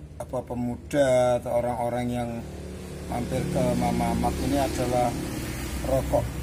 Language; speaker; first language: Indonesian; non-native, local second language; Javanese